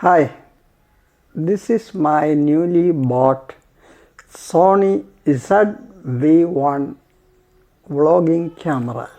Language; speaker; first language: English; non-native, local second language; Malayalam